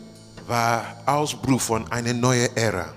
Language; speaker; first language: German; non-native, learner; Russian